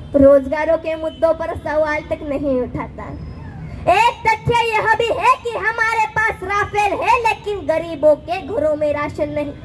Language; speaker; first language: Hindi; non-native, local second language; Marathi